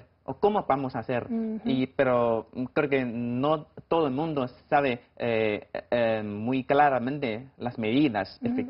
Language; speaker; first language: Spanish; non-native, fluent; Chinese